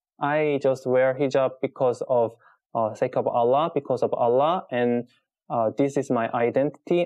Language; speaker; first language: English; non-native, learner; Korean